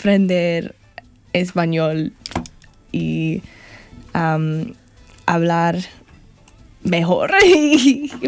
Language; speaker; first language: Spanish; non-native, learner; English